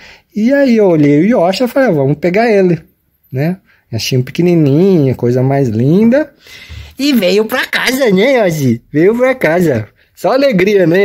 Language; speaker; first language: Portuguese; native; Portuguese